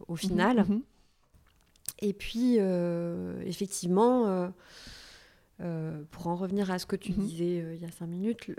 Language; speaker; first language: French; native; French